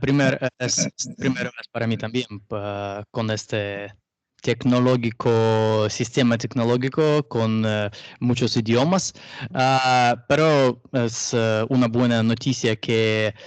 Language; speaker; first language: Spanish; non-native, learner; Russian